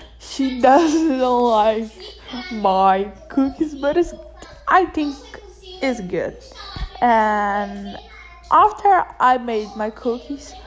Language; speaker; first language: English; non-native, learner; Portuguese